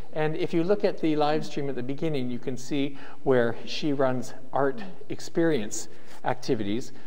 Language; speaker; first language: English; native; English